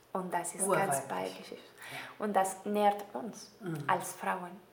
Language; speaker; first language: German; non-native, learner; Spanish